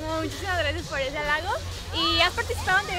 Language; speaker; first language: Spanish; native; Spanish